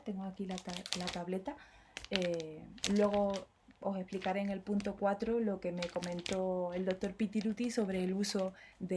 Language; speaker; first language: Spanish; native; Spanish